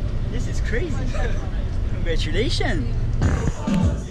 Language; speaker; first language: English; non-native, fluent; French